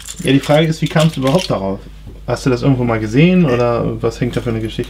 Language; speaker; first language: German; native; German